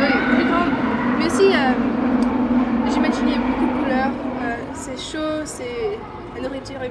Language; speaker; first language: French; non-native, fluent; English